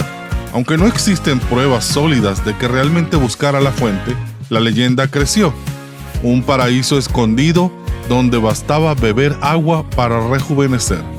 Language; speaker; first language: Spanish; native; Spanish